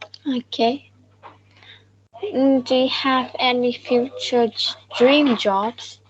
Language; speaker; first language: English; non-native, learner; Vietnamese